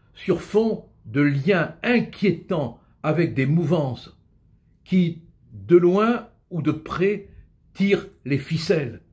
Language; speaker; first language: French; native; French